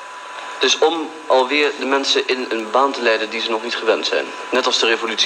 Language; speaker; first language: Dutch; native; Dutch